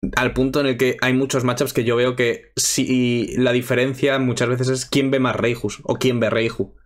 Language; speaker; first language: Spanish; native; Spanish